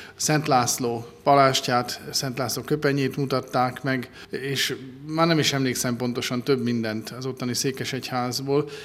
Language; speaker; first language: Hungarian; native; Hungarian